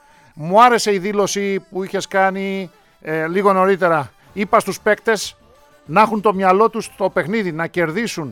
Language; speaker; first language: Greek; native; Greek